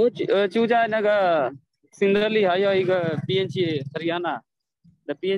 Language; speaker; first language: Chinese; non-native, learner; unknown